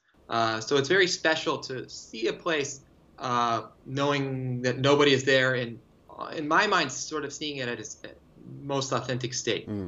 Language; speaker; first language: English; native; English